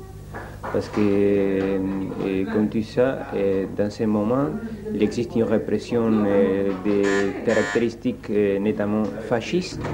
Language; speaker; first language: French; non-native, learner; Spanish